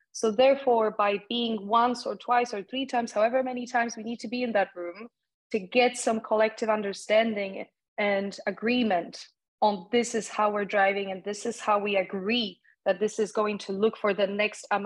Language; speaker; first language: English; non-native, fluent; Polish